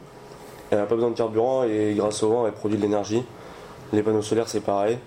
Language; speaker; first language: French; native; French